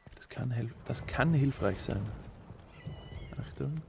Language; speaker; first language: German; native; German